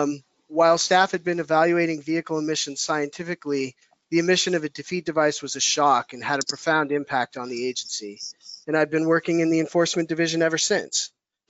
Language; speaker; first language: English; native; English